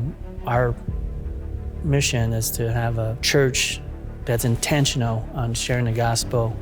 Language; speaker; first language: English; early bilingual, other home language; Hmong